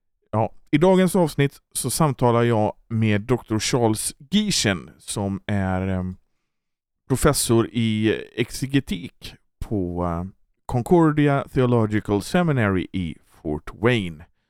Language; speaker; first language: Swedish; native; Swedish